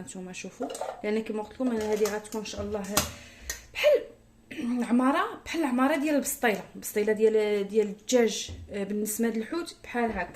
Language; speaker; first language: Arabic; native; Arabic